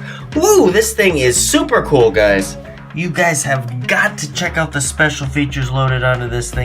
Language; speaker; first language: English; native; English